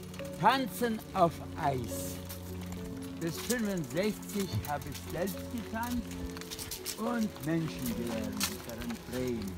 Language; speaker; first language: German; non-native, learner; Russian